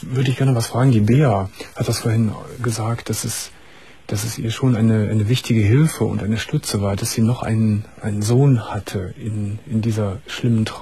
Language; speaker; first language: German; native; German